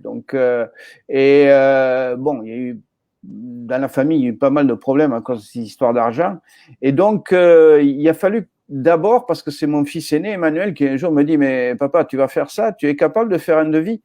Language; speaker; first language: French; native; French